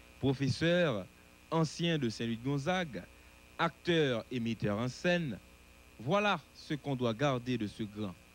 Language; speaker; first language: French; non-native, local second language; Haitian Creole